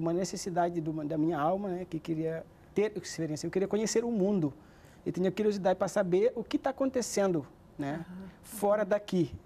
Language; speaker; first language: Portuguese; non-native, fluent; Wolof